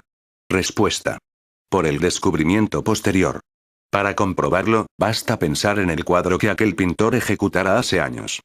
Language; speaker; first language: Spanish; native; Spanish